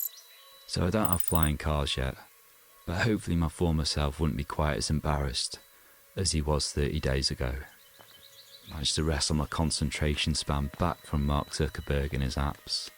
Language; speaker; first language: English; native; English